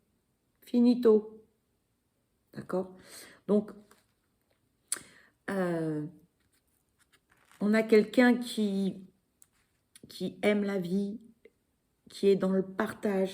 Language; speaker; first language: French; native; French